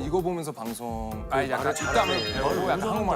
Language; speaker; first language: Korean; non-native, learner; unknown